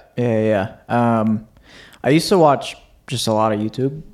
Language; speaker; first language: English; early bilingual, other home language; Uzbek